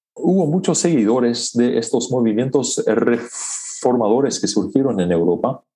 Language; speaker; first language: Spanish; non-native, local second language; Plautdietsch